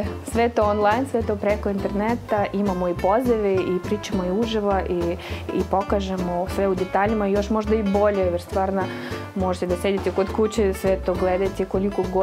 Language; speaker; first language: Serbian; non-native, fluent; Russian